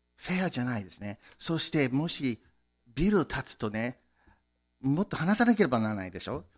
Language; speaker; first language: Japanese; non-native, fluent; English